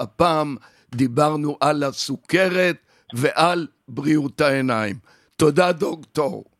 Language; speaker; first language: Hebrew; native; Hebrew